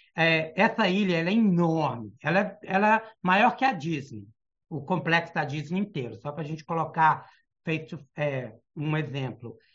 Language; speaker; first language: Portuguese; early bilingual, heritage; Portuguese